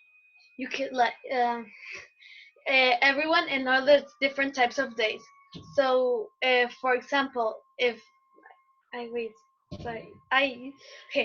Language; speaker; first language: English; non-native, fluent; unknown